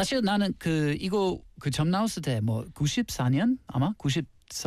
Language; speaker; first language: Korean; non-native, learner; English